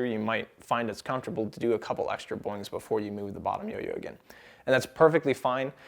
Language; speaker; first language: English; native; English